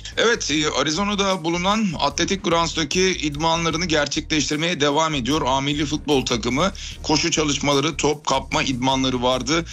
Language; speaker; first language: Turkish; native; Turkish